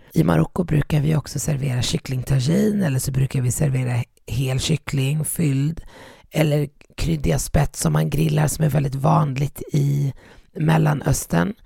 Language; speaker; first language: Swedish; early bilingual, other home language; Arabic